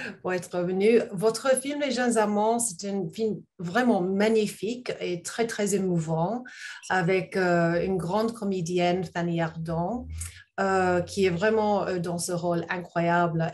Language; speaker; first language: French; non-native, learner; English